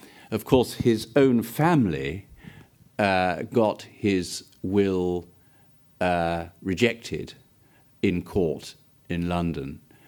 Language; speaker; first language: English; native; English